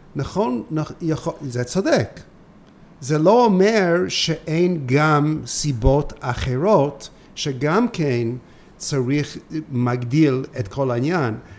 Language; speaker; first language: Hebrew; non-native, fluent; English